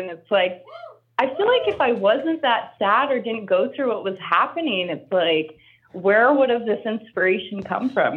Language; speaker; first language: English; native; English